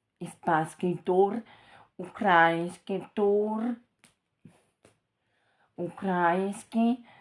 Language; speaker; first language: Russian; non-native, local second language; Ukrainian